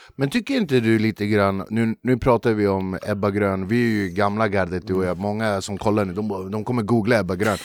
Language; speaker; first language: Swedish; early bilingual, other home language; Kurdish